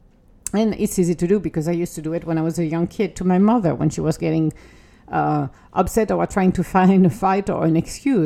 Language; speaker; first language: English; non-native, fluent; French